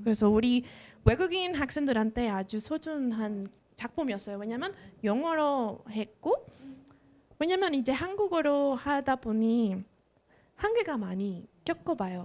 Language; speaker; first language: Korean; non-native, fluent; Spanish